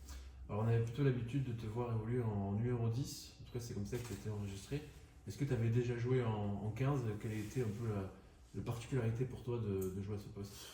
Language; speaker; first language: French; native; French